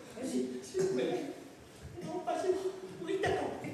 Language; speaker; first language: French; non-native, learner; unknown